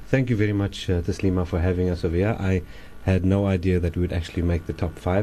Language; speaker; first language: English; native; English